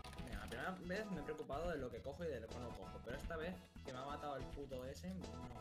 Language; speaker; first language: Spanish; native; Spanish